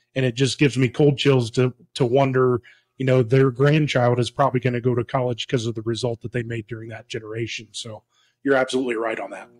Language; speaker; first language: English; native; English